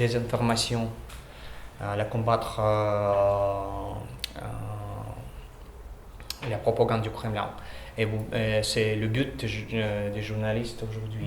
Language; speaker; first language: French; non-native, learner; Russian